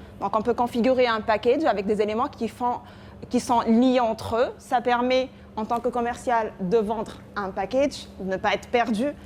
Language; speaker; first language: French; non-native, local second language; Arabic